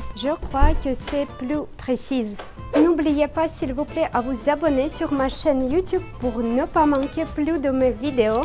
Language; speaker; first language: French; non-native, fluent; Russian